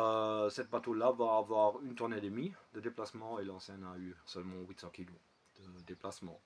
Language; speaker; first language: French; non-native, fluent; German